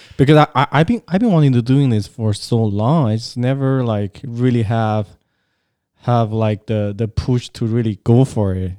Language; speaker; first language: English; non-native, fluent; Chinese